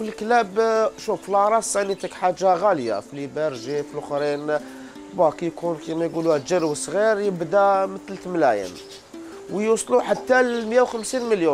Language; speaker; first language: Arabic; native; Arabic